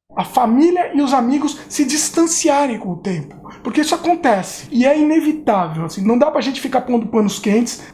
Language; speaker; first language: Portuguese; native; Portuguese